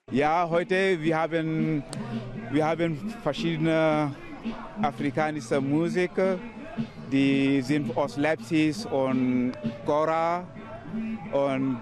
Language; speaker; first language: German; non-native, local second language; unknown